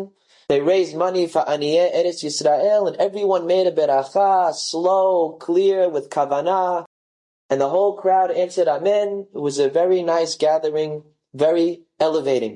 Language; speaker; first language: English; native; English